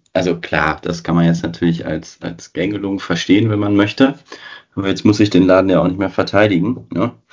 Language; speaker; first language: German; native; German